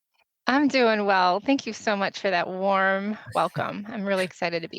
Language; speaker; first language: English; native; English